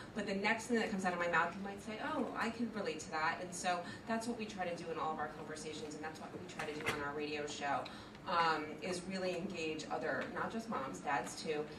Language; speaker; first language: English; native; English